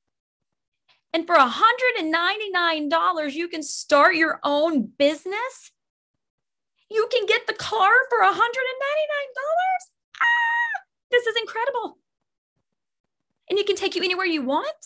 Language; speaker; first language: English; native; English